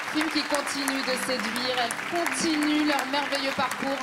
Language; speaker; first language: French; native; French